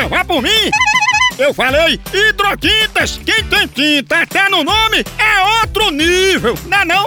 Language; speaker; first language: Portuguese; native; Portuguese